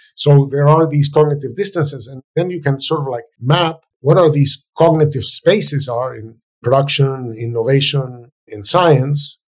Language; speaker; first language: English; non-native, fluent; Spanish